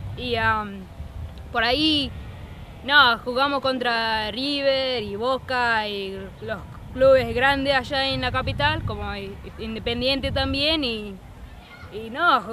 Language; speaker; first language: Spanish; non-native, fluent; English